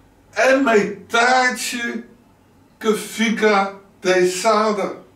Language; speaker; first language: Portuguese; non-native, learner; Dutch